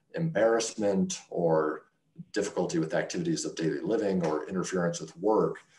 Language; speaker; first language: English; native; English